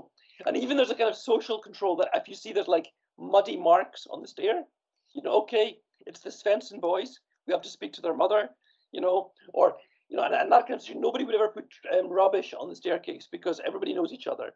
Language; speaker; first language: English; native; English